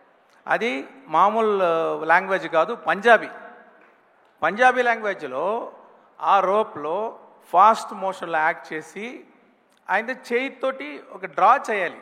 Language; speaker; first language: Telugu; non-native, local second language; Tamil